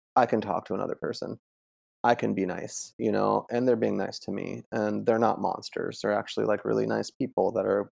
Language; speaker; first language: English; early bilingual, other home language; Italian